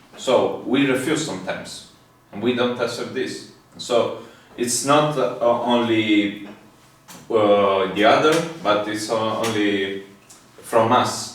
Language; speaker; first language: English; non-native, fluent; Italian